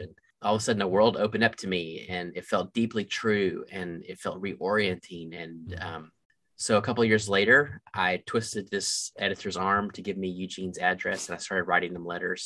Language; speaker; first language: English; native; English